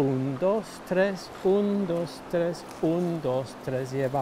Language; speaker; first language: Spanish; non-native, learner; English